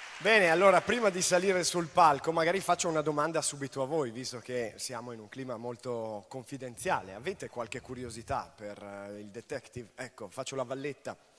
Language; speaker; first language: Italian; native; Italian